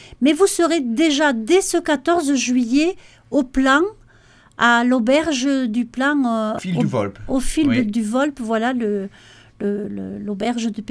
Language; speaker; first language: French; native; French